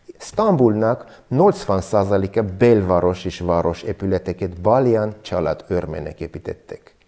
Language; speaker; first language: Hungarian; non-native, learner; Armenian